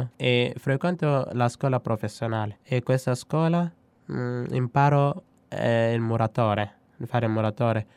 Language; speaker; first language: Italian; non-native, fluent; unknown